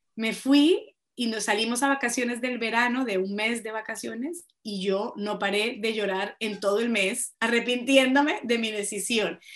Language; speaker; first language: Spanish; native; Spanish